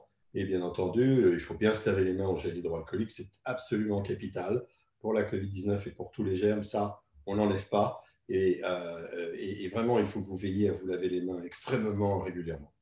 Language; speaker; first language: French; native; French